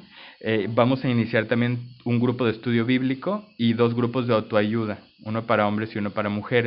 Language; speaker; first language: Spanish; native; Spanish